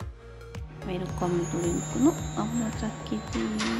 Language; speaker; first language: Japanese; native; Japanese